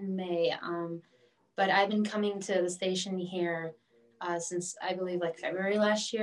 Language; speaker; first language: English; native; English